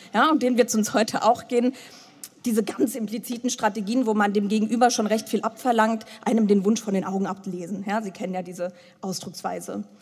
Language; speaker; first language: German; native; German